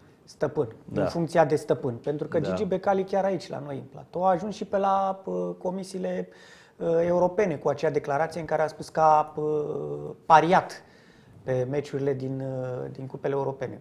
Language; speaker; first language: Romanian; native; Romanian